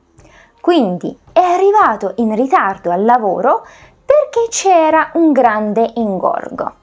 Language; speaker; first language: Italian; non-native, fluent; Russian